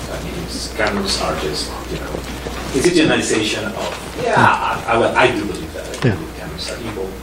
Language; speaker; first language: English; non-native, fluent; Spanish